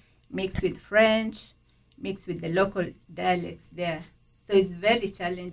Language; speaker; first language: English; non-native, local second language; Kalenjin